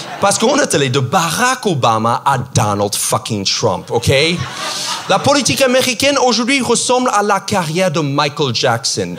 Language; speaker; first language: French; non-native, fluent; English